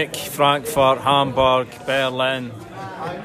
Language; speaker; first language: English; native; English